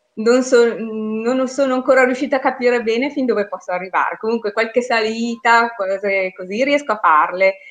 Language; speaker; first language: Italian; native; Italian